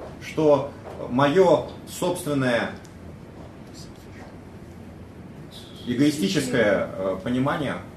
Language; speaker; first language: Russian; native; Russian